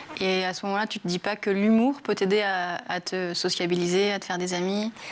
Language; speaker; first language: French; native; French